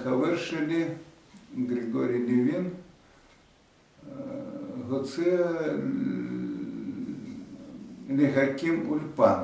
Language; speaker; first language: Hebrew; non-native, fluent; Russian